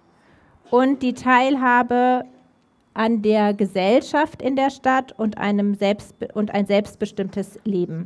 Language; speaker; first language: German; native; German